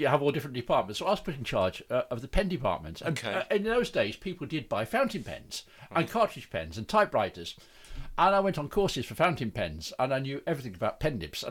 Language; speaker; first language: English; native; English